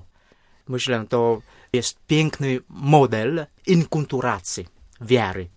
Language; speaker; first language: Polish; non-native, fluent; Vietnamese